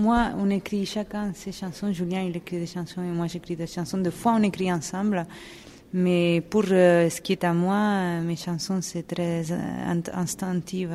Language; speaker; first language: French; non-native, fluent; Spanish